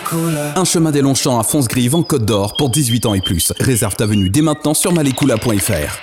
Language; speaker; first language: French; native; French